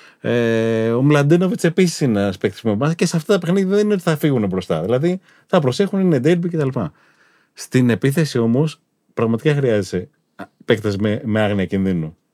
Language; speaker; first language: Greek; native; Greek